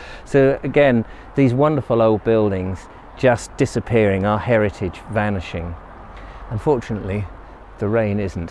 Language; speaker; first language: English; native; English